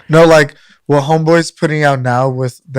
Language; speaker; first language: English; native; English